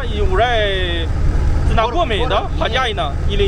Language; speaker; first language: Russian; non-native, learner; Chinese